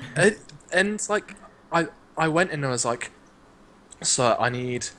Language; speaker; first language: English; native; English